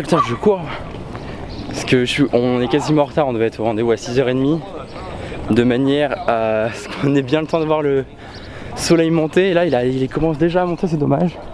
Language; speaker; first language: French; native; French